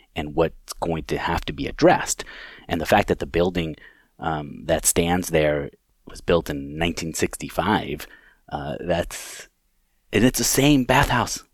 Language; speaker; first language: English; native; English